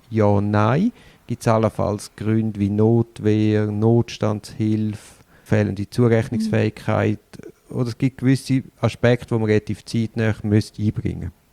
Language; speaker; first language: German; native; German